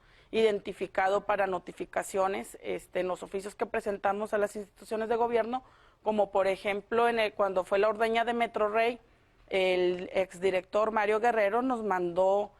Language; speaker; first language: Spanish; native; Spanish